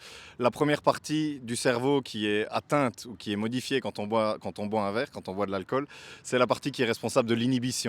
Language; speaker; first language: French; native; French